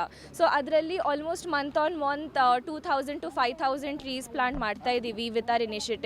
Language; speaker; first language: Kannada; non-native, local second language; Hindi